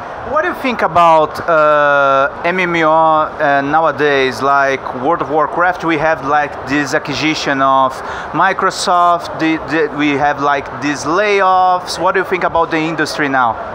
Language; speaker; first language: English; non-native, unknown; Portuguese